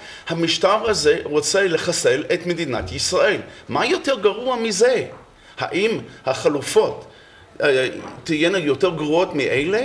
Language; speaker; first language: Hebrew; non-native, fluent; English